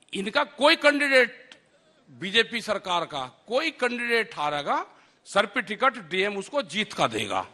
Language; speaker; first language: Hindi; native; Hindi